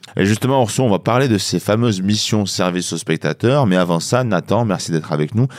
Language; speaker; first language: French; native; French